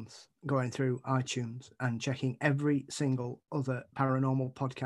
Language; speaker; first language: English; native; English